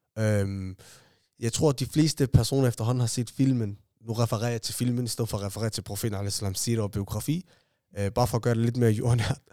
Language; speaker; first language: Danish; early bilingual, other home language; Somali